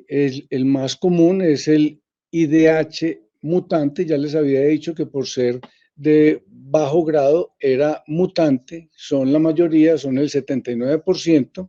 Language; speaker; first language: Spanish; native; Spanish